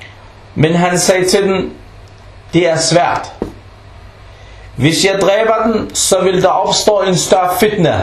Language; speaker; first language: Danish; non-native, local second language; Arabic